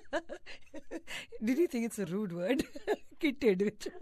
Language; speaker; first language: Punjabi; native; Punjabi